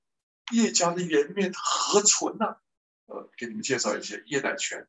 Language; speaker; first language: Chinese; native; Chinese